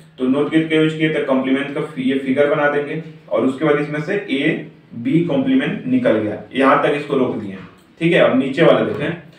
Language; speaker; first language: Hindi; native; Hindi